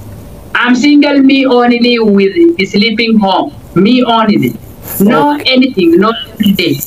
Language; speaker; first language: English; non-native, learner; Oromo